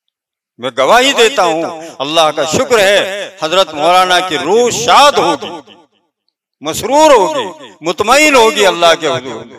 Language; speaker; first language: Urdu; native; Urdu